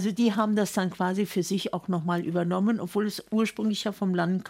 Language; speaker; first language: German; native; German